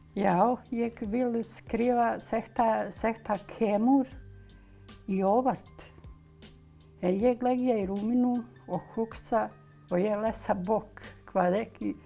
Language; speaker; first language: Icelandic; non-native, learner; Serbian